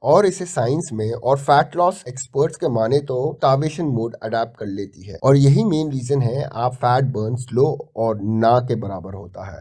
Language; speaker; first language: Hindi; native; Hindi